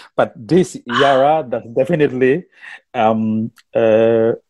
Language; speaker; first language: English; non-native, learner; Wolof